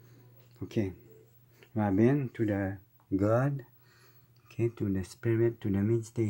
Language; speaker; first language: English; non-native, learner; French